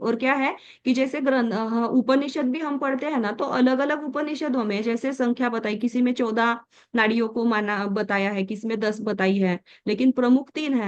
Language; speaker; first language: Hindi; native; Hindi